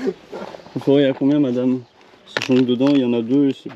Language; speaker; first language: French; native; French